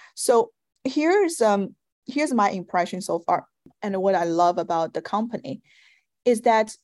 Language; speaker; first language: English; non-native, fluent; Chinese